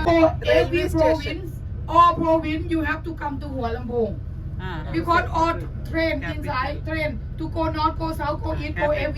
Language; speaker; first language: English; non-native, learner; Thai